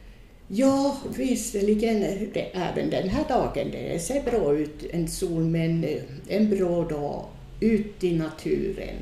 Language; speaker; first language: Swedish; non-native, fluent; Finnish